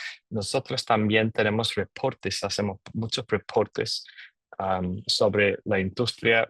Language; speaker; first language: Spanish; non-native, fluent; English